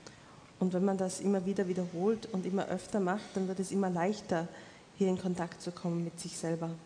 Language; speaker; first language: German; non-native, fluent; Danish